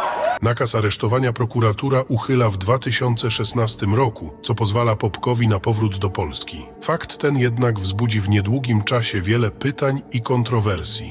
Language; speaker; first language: Polish; native; Polish